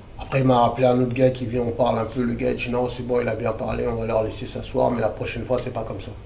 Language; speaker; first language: French; early bilingual, other home language; Lingala